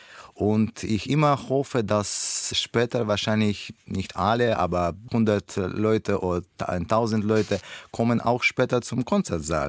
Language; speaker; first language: German; non-native, learner; Russian